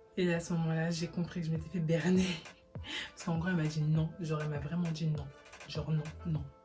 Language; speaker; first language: French; early bilingual, other home language; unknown